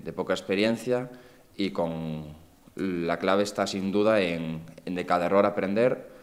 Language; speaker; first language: Spanish; native; Spanish